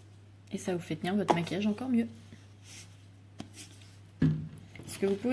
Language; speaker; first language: French; native; French